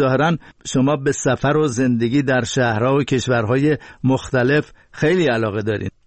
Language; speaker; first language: Persian; native; Persian